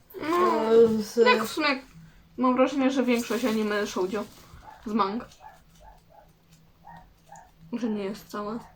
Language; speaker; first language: Polish; native; Polish